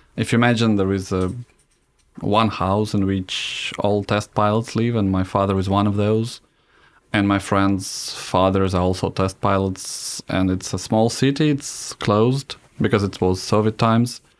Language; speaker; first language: English; non-native, fluent; Russian